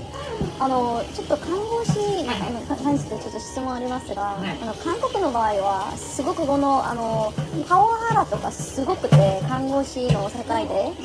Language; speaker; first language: Japanese; non-native, fluent; Korean